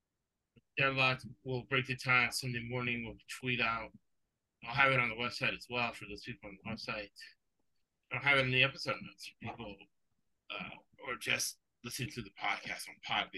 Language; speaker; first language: English; early bilingual, other home language; Spanish